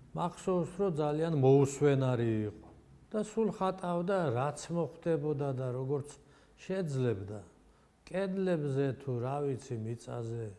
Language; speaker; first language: Georgian; non-native, local second language; Svan